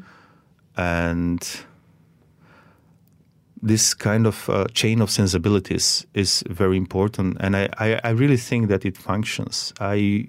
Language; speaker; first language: English; non-native, fluent; Macedonian